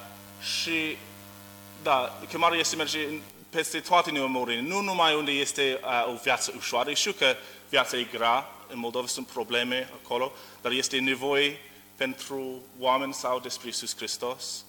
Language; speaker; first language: Romanian; non-native, learner; English